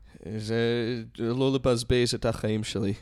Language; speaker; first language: Hebrew; non-native, fluent; English